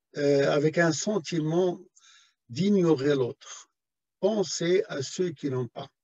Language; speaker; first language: French; non-native, local second language; Arabic